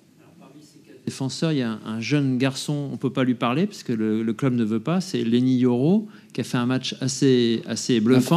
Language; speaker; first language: French; native; French